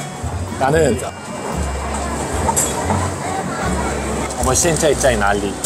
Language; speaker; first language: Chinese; non-native, learner; Korean